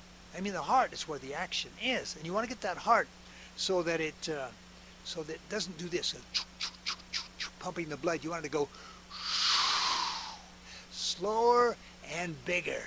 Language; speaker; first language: English; native; English